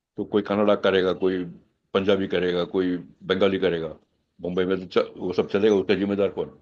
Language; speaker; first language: Hindi; non-native, local second language; Gujarati